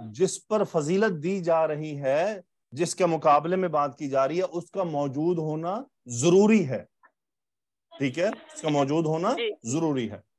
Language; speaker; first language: Urdu; native; Urdu